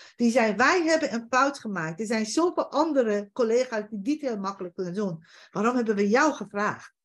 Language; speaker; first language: Dutch; non-native, fluent; Persian